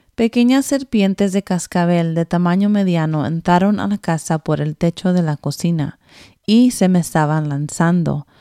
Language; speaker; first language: Spanish; early bilingual, heritage; Spanish